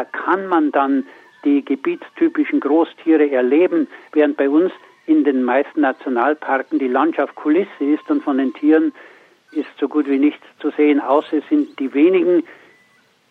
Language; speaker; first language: German; native; German